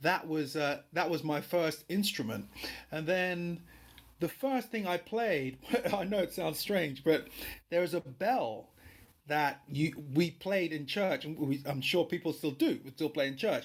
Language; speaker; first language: English; non-native, local second language; Yoruba